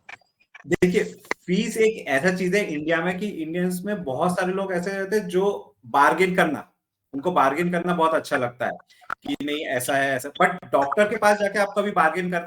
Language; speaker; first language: Hindi; native; Hindi